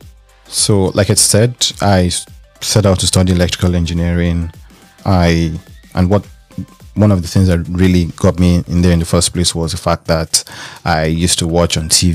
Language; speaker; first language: English; non-native, local second language; Yoruba